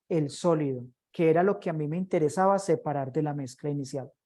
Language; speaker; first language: Spanish; native; Spanish